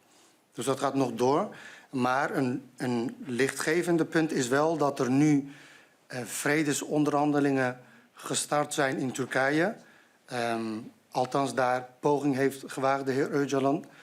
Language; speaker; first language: Dutch; non-native, fluent; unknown